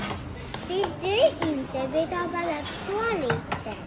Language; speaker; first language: Swedish; early bilingual, other home language; Mongolian